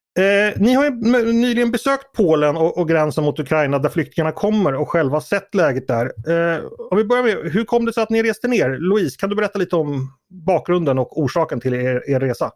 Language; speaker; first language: Swedish; native; Swedish